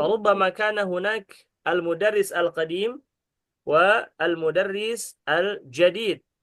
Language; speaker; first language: Arabic; non-native, fluent; Indonesian